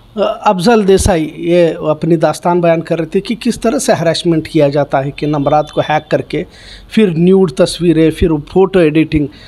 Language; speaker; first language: Hindi; non-native, local second language; Urdu